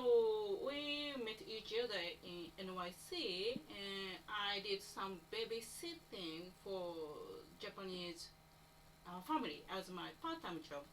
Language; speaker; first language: English; non-native, learner; Japanese